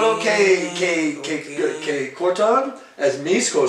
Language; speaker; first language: Spanish; non-native, learner; English